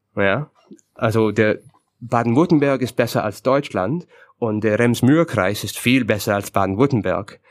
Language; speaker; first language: German; non-native, fluent; English